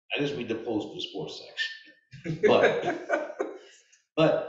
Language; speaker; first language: English; native; English